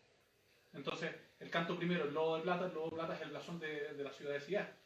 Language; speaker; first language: Spanish; native; Spanish